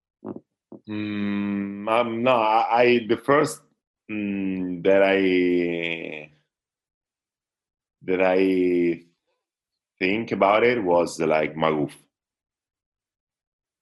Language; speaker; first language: English; non-native, fluent; Italian